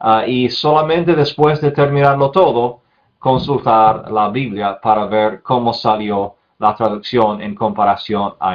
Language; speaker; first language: Spanish; non-native, fluent; English